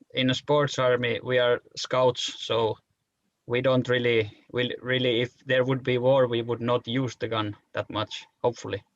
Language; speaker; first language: English; non-native, fluent; Finnish